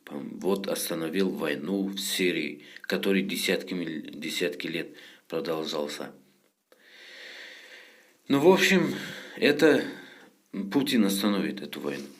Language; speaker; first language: Russian; non-native, fluent; Tajik